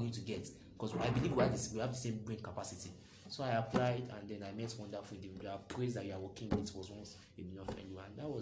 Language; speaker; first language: English; non-native, local second language; Yoruba